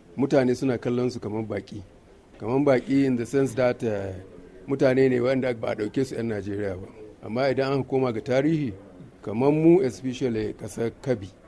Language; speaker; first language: Hausa; non-native, local second language; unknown